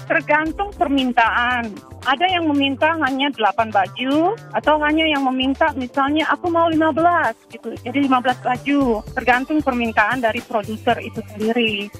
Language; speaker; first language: Indonesian; native; Indonesian